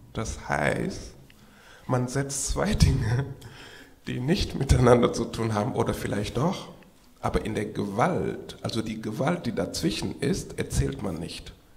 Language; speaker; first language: German; non-native, fluent; Wolof